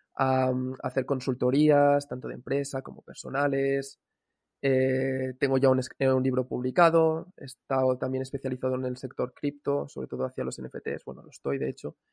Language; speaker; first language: Spanish; native; Spanish